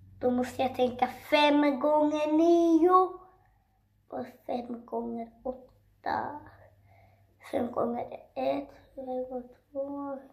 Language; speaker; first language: Swedish; early bilingual, other home language; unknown